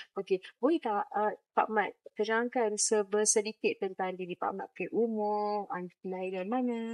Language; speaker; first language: Malay; native; Malay